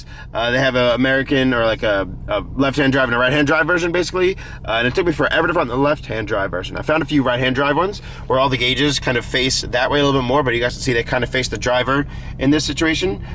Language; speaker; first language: English; native; English